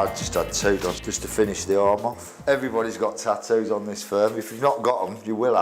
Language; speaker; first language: English; native; English